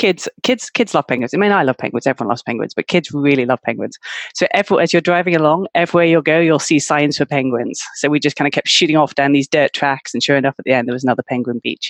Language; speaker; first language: English; native; English